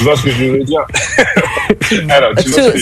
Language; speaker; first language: French; non-native, fluent; English